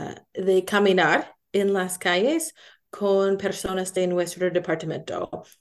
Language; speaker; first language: Spanish; non-native, learner; English